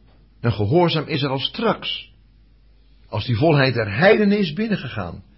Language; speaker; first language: Dutch; native; Dutch